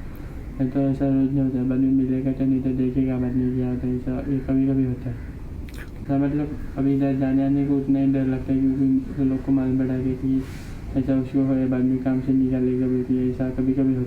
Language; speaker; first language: Hindi; non-native, local second language; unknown